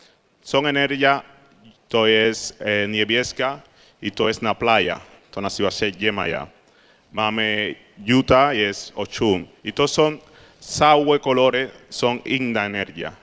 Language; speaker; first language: Polish; non-native, learner; Spanish